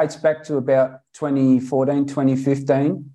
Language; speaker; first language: English; native; English